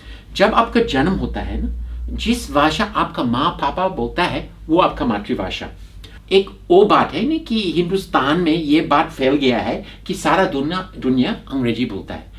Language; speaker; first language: Hindi; non-native, fluent; English